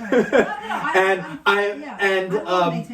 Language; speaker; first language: English; native; English